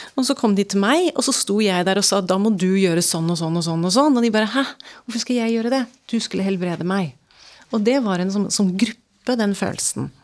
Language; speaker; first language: Norwegian; early bilingual, other home language; English